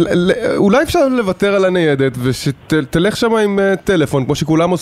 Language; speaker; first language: Hebrew; native; Hebrew